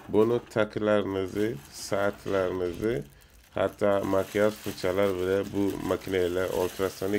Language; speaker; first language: Turkish; native; Turkish